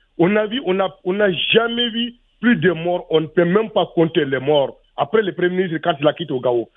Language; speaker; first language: French; non-native, local second language; Soninke